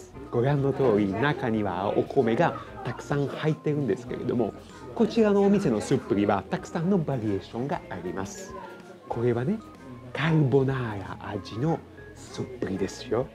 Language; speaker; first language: Japanese; non-native, fluent; Italian